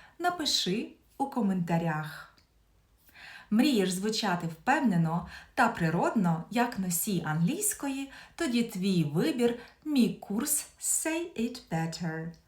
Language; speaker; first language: Ukrainian; native; Ukrainian